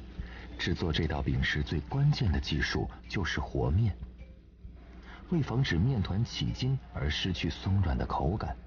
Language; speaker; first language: Chinese; native; Chinese